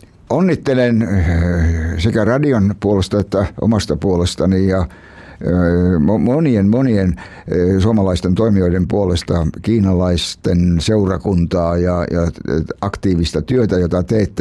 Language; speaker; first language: Finnish; native; Finnish